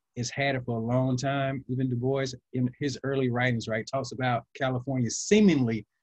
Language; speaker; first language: English; native; English